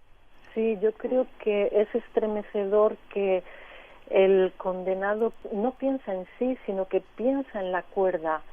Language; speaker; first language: Spanish; native; Spanish